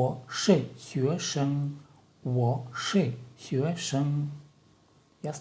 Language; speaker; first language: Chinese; non-native, learner; Russian